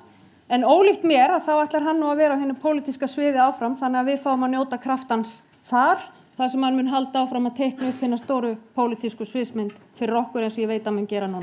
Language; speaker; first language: Icelandic; native; Icelandic